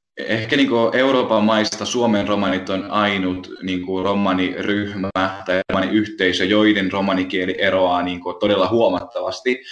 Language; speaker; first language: Finnish; native; Finnish